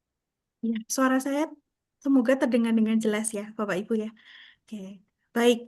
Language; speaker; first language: Indonesian; native; Indonesian